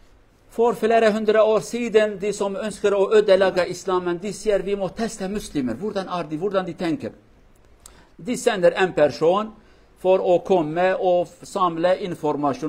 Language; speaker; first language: Norwegian; non-native, fluent; Kurdish